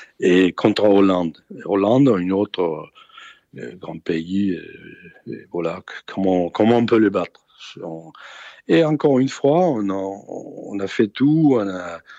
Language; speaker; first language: French; non-native, fluent; Danish